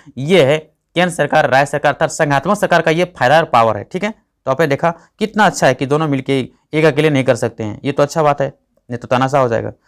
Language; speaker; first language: Hindi; native; Hindi